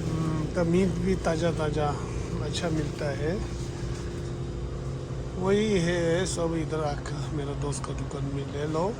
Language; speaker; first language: Hindi; non-native, local second language; Tibetan